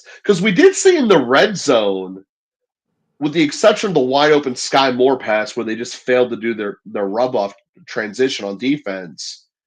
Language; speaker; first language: English; native; English